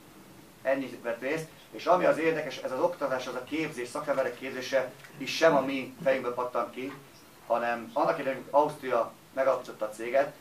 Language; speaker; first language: Hungarian; native; Hungarian